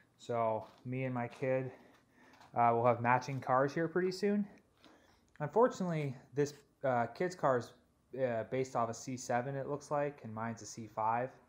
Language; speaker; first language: English; native; English